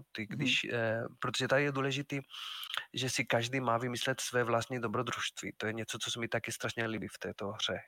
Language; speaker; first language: Czech; non-native, fluent; Spanish